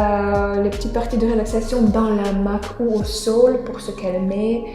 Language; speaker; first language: French; non-native, fluent; Russian